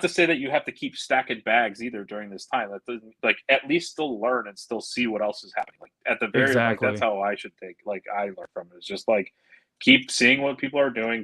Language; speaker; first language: English; native; English